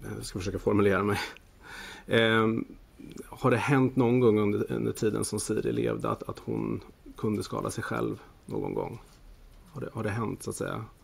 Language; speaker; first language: Swedish; native; Swedish